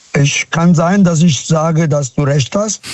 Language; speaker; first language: German; non-native, fluent; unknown